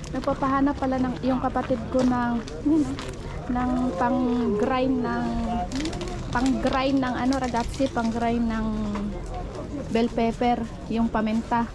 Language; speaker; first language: Filipino; native; Filipino